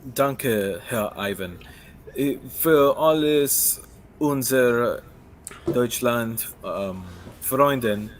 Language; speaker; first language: German; non-native, learner; English